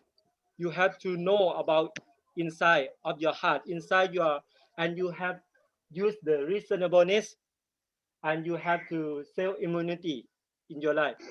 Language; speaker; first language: English; non-native, learner; Thai